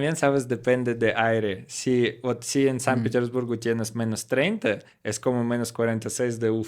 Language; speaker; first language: Spanish; non-native, learner; Russian